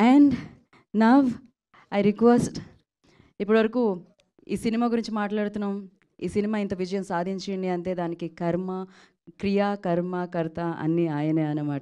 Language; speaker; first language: Telugu; native; Telugu